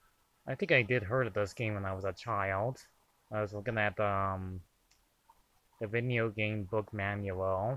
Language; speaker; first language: English; native; English